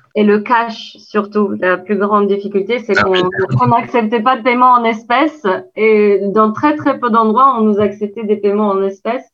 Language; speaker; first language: French; non-native, fluent; Albanian